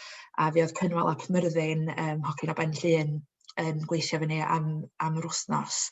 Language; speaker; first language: Welsh; native; Welsh